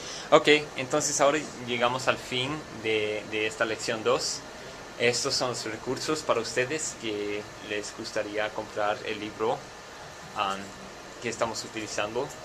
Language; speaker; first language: Spanish; non-native, fluent; English